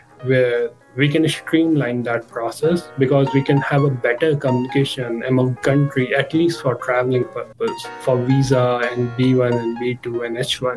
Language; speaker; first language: English; non-native, local second language; Hindi